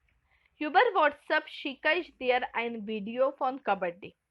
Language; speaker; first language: German; non-native, fluent; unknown